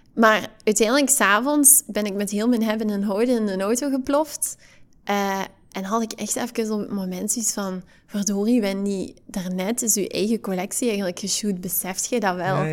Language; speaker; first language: Dutch; native; Dutch